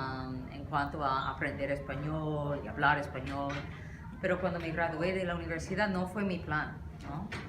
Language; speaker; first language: Spanish; non-native, fluent; English